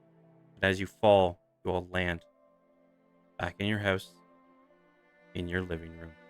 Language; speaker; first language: English; native; English